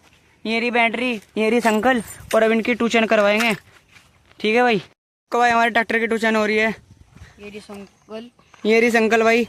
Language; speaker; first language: Hindi; native; Hindi